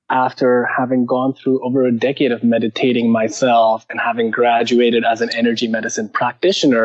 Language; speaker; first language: English; non-native, local second language; Hindi